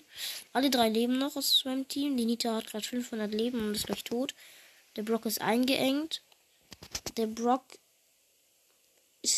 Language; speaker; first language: German; native; German